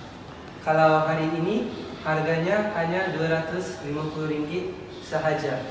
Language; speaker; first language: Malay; non-native, learner; Japanese